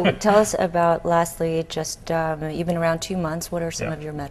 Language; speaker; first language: English; native; English